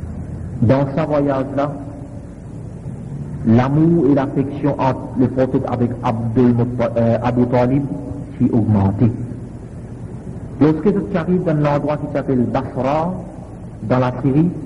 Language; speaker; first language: French; non-native, local second language; Morisyen